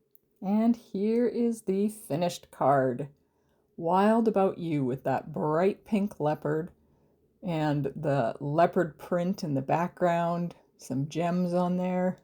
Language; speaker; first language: English; native; English